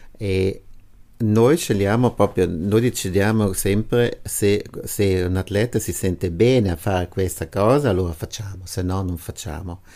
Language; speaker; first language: Italian; non-native, local second language; German